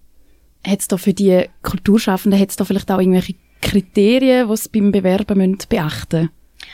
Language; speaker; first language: German; native; German